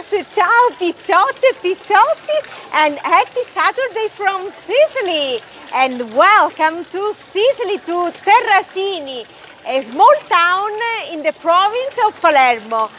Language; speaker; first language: English; non-native, fluent; Italian